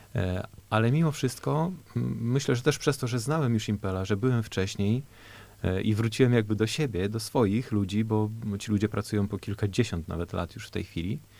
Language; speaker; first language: Polish; early bilingual, heritage; Polish